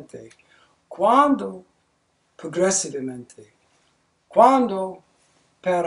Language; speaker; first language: Spanish; non-native, learner; English